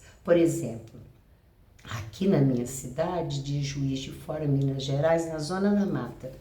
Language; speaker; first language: Portuguese; native; Portuguese